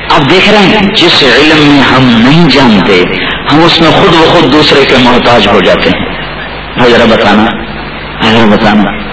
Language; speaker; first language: Urdu; non-native, local second language; Punjabi